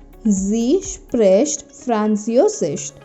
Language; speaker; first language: German; non-native, fluent; Hindi